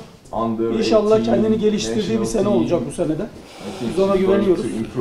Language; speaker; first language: Turkish; native; Turkish